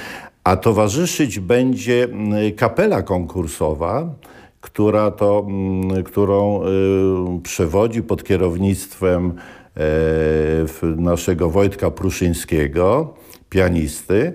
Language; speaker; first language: Polish; native; Polish